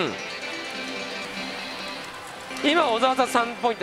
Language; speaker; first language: Japanese; native; Japanese